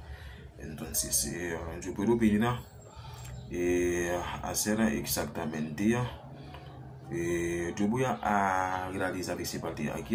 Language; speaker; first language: Spanish; non-native, learner; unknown